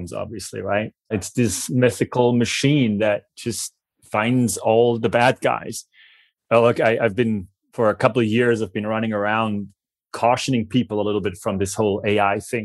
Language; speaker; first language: English; non-native, fluent; German